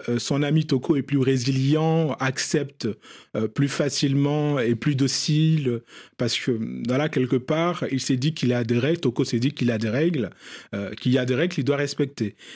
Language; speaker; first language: French; non-native, local second language; Bambara